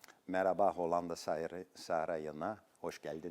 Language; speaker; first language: Turkish; non-native, learner; Dutch